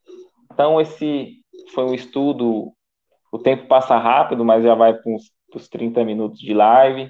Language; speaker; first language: Portuguese; native; Portuguese